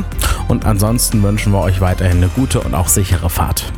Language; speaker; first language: German; native; German